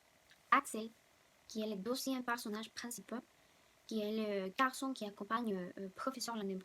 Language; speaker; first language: French; non-native, learner; Spanish